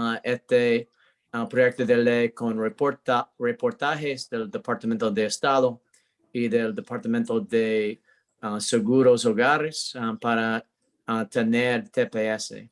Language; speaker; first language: Spanish; non-native, learner; English